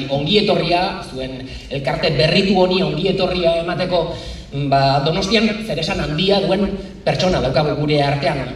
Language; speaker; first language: Basque; native; Basque